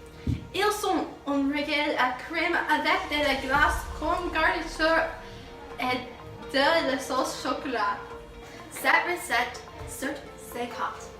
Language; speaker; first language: French; non-native, learner; English